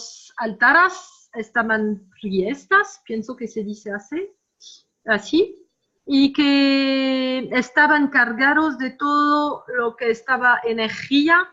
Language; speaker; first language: Spanish; non-native, fluent; French